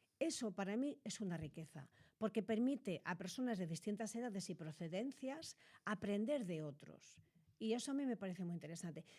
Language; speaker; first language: Spanish; native; Spanish